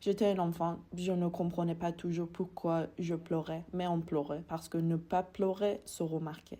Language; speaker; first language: French; non-native, fluent; Persian